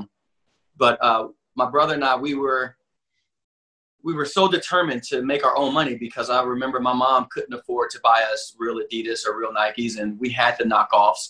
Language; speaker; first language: English; native; English